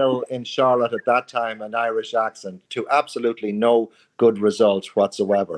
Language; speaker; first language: English; native; English